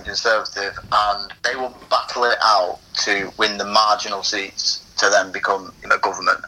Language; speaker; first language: English; native; English